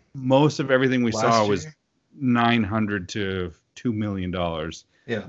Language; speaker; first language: English; native; English